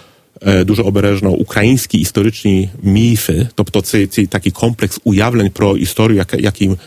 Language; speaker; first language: Polish; non-native, learner; Ukrainian